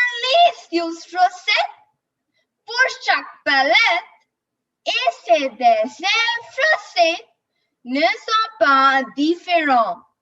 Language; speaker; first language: French; non-native, learner; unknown